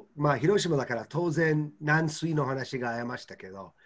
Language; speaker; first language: Japanese; non-native, fluent; English